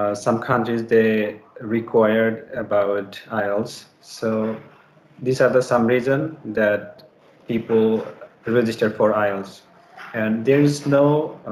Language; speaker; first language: English; non-native, learner; Bangla